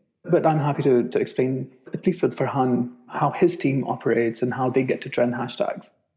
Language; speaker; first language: English; non-native, local second language; Urdu